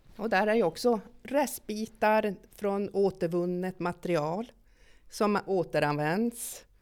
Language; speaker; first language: Swedish; native; Swedish